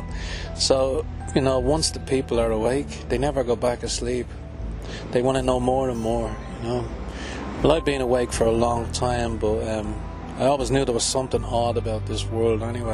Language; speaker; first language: English; native; English